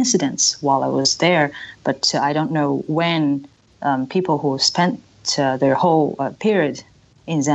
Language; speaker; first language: English; non-native, local second language; Chinese